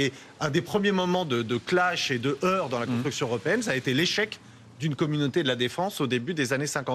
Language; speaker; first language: French; native; French